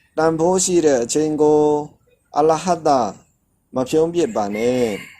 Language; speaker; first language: Burmese; non-native, local second language; Shan